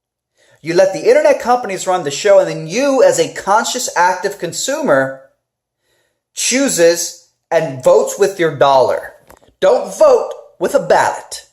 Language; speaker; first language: English; native; English